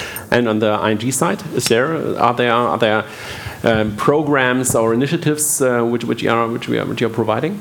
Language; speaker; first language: English; non-native, fluent; German